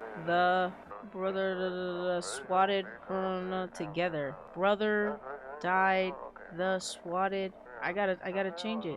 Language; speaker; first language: English; native; English